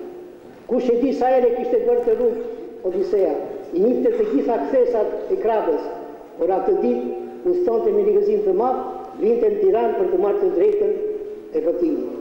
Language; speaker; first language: Albanian; native; Albanian